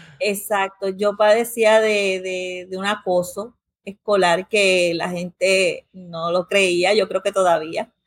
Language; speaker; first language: Spanish; early bilingual, heritage; Spanish